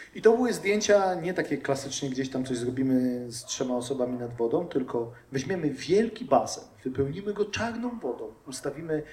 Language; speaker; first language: Polish; native; Polish